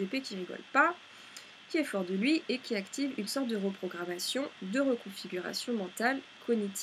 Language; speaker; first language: French; native; French